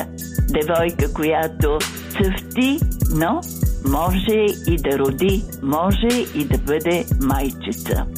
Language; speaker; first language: Bulgarian; native; Bulgarian